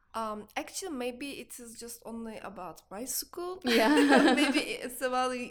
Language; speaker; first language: English; non-native, learner; Turkish